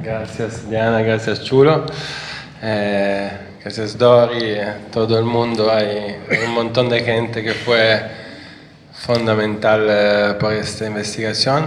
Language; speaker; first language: Spanish; non-native, fluent; Italian